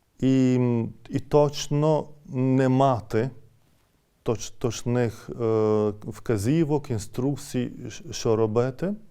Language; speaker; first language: Ukrainian; non-native, fluent; Lithuanian